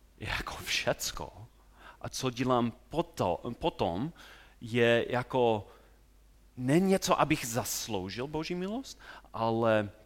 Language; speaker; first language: Czech; non-native, fluent; English